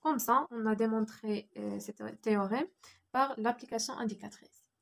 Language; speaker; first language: French; non-native, local second language; Arabic